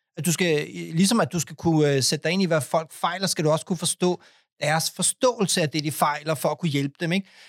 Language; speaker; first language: Danish; early bilingual, other home language; Urdu